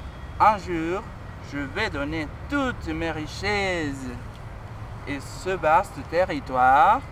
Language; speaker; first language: French; non-native, learner; Spanish